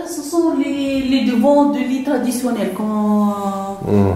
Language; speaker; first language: French; non-native, local second language; Arabic